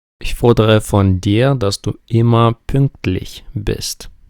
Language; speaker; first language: German; non-native, fluent; Ukrainian